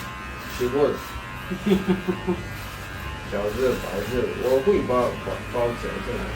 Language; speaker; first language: Chinese; non-native, learner; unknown